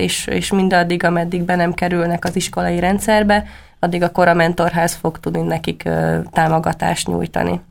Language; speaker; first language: Hungarian; native; Hungarian